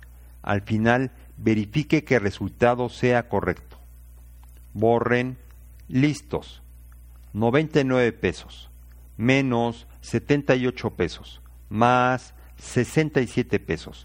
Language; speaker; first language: Spanish; native; Spanish